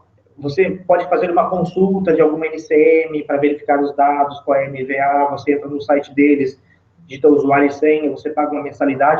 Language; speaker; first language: Portuguese; native; Portuguese